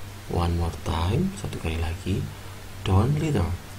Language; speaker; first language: English; non-native, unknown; Indonesian